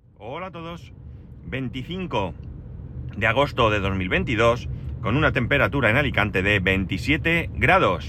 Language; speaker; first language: Spanish; native; Spanish